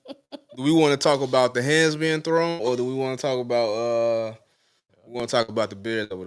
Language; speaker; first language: English; native; English